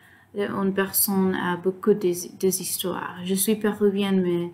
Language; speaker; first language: French; non-native, learner; Spanish